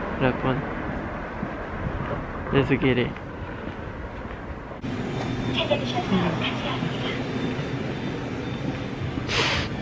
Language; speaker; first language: Korean; non-native, learner; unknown